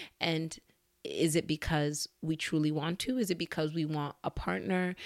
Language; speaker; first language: English; early bilingual, other home language; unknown